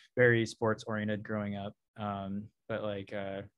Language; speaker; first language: English; native; English